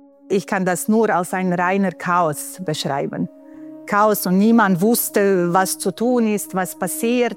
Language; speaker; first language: German; non-native, fluent; Bosnian